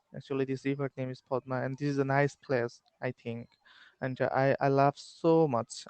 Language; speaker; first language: English; non-native, learner; Bangla